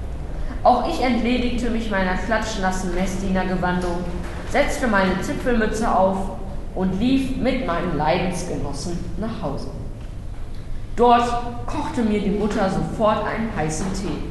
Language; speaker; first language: German; native; German